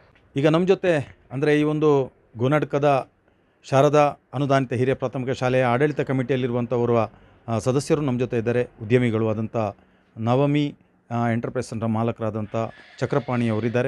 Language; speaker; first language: Kannada; native; Kannada